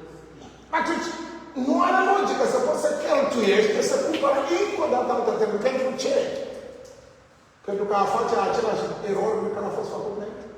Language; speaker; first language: Romanian; non-native, learner; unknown